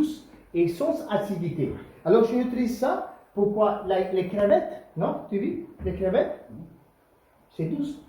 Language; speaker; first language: French; non-native, fluent; Italian